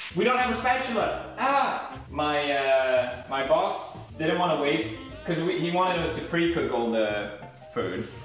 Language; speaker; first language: English; non-native, fluent; Swedish